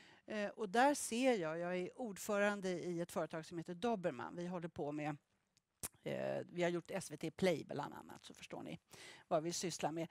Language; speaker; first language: Swedish; native; Swedish